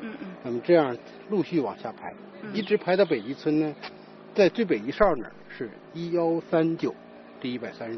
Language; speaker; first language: Chinese; native; Chinese